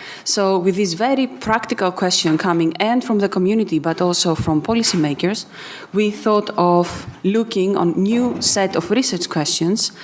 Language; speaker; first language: English; non-native, fluent; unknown